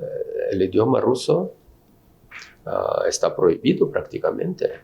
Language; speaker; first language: Spanish; non-native, fluent; Russian